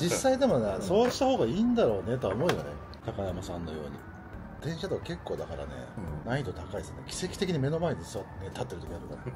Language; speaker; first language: Japanese; native; Japanese